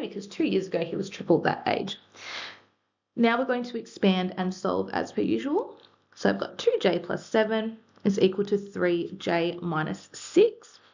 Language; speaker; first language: English; native; English